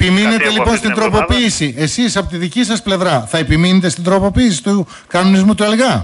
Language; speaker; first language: Greek; native; Greek